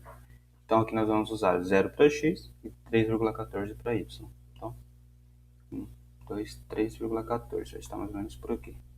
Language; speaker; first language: Portuguese; native; Portuguese